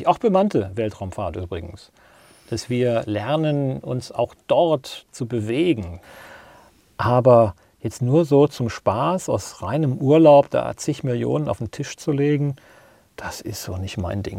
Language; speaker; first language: German; native; German